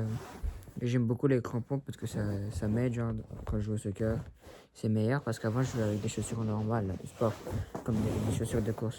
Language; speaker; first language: French; early bilingual, other home language; Spanish